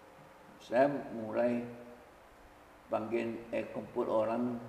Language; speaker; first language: Indonesian; early bilingual, other home language; Min Nan Chinese